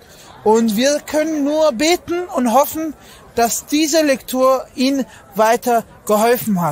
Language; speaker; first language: German; non-native, fluent; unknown